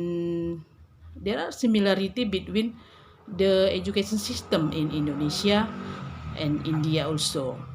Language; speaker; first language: English; non-native, learner; Indonesian